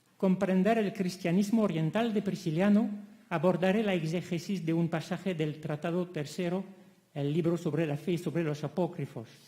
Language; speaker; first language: Spanish; non-native, fluent; French